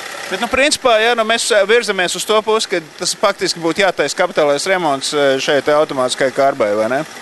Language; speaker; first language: Latvian; native; Latvian